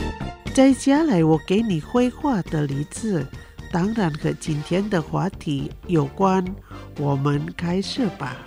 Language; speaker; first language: Chinese; early bilingual, heritage; Chinese